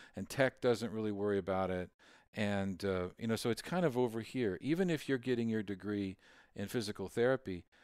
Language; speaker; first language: English; native; English